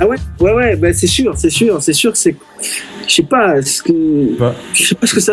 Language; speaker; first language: French; native; French